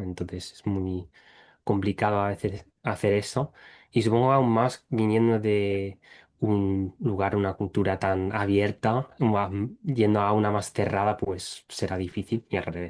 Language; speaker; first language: Spanish; non-native, fluent; English